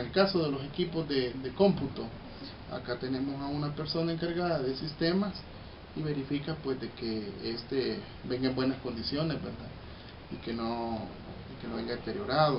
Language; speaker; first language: Spanish; native; Spanish